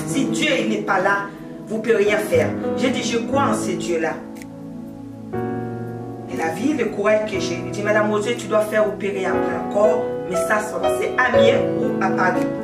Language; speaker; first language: French; non-native, local second language; Haitian Creole